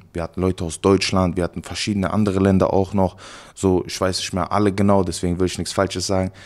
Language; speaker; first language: German; native; German